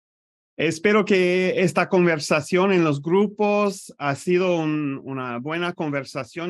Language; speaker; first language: Spanish; non-native, fluent; French